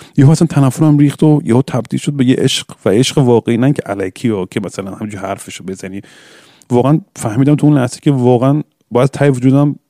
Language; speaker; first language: Persian; early bilingual, heritage; English